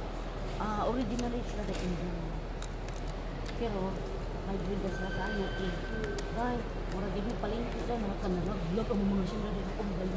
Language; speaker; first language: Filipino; non-native, local second language; Cebuano